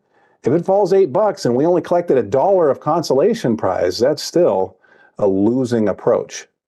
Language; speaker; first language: English; native; English